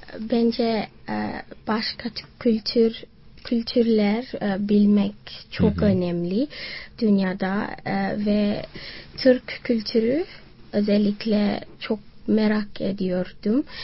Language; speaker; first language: Turkish; non-native, learner; Swati